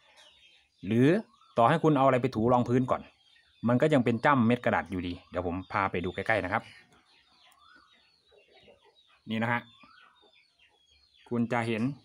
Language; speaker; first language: Thai; native; Thai